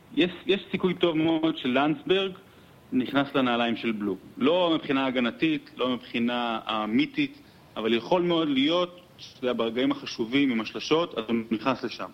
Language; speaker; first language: Hebrew; native; Hebrew